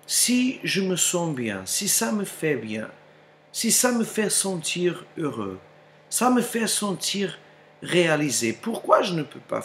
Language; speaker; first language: French; non-native, fluent; Portuguese